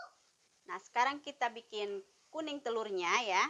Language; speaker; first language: Indonesian; native; Indonesian